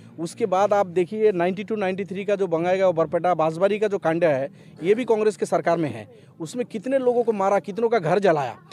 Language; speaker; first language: Hindi; non-native, local second language; Bangla